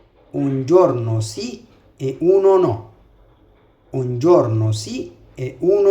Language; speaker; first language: Italian; non-native, fluent; Arabic